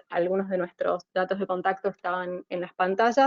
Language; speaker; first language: Spanish; native; Spanish